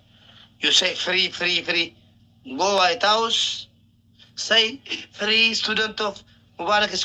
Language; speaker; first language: English; non-native, learner; Oromo